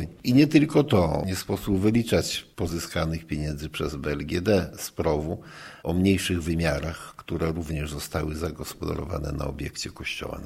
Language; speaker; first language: Polish; native; Polish